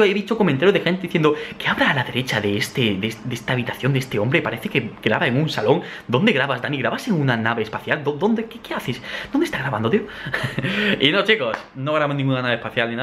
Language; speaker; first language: Spanish; native; Spanish